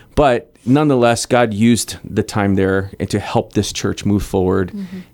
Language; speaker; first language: English; native; English